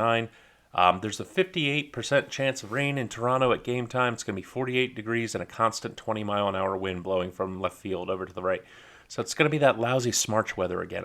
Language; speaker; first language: English; native; English